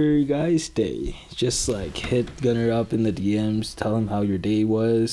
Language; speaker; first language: English; non-native, fluent; Vietnamese